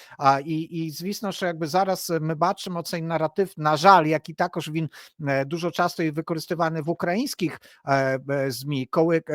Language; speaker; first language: Polish; non-native, learner; Ukrainian